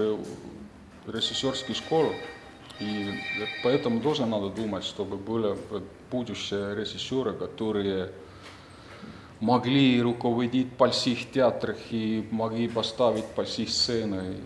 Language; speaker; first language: Russian; non-native, fluent; Estonian